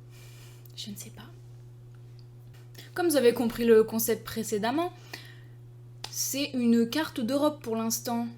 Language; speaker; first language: French; native; French